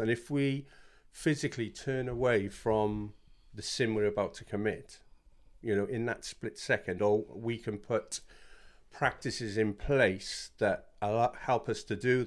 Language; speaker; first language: English; native; English